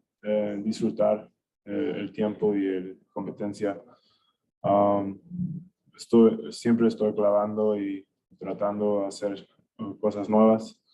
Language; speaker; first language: Spanish; early bilingual, heritage; English